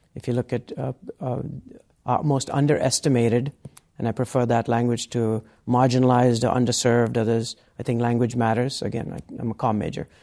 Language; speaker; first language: English; native; English